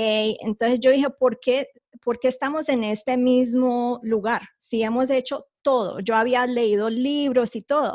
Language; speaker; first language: Spanish; early bilingual, heritage; Spanish